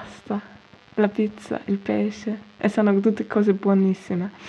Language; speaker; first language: Italian; non-native, fluent; German